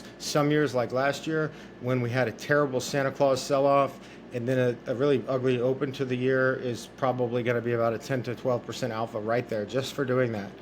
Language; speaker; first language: English; native; English